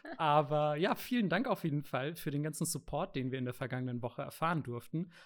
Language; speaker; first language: German; native; German